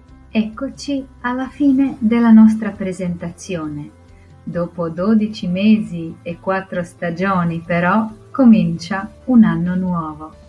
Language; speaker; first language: Italian; non-native, fluent; Croatian